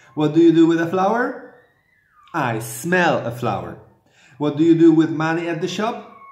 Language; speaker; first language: English; non-native, fluent; Polish